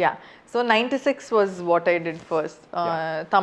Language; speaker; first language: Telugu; non-native, fluent; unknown